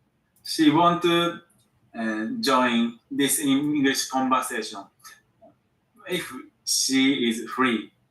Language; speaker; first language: English; non-native, learner; Japanese